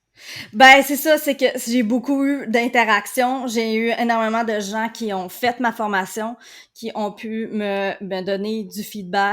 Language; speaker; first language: French; native; French